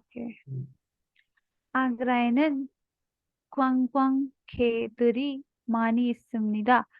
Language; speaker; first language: Korean; non-native, learner; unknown